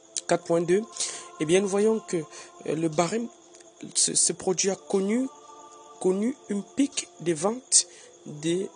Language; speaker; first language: French; native; French